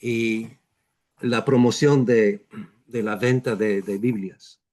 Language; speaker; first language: Spanish; non-native, fluent; English